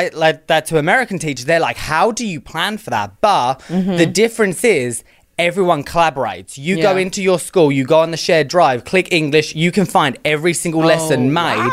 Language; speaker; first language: English; native; English